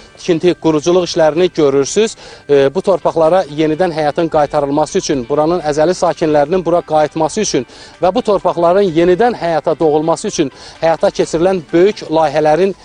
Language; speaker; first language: Azerbaijani; native; Azerbaijani